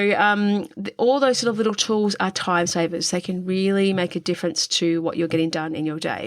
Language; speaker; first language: English; native; English